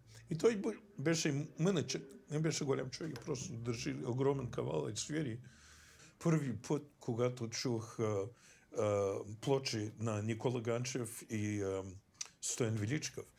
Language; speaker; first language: Bulgarian; non-native, fluent; English